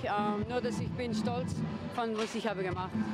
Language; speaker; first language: German; non-native, learner; English